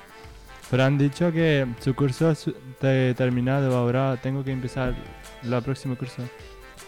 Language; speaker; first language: Spanish; non-native, learner; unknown